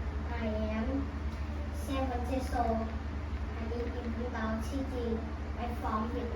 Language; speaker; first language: English; non-native, learner; Vietnamese